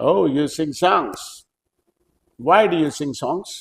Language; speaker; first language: English; non-native, local second language; Hindi